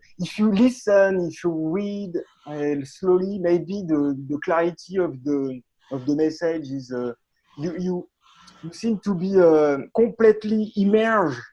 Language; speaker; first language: English; non-native, learner; French